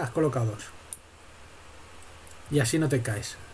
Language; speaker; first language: Spanish; native; Spanish